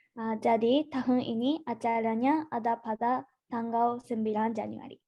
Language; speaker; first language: Indonesian; non-native, learner; Japanese